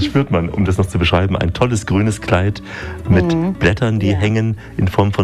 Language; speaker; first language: German; native; German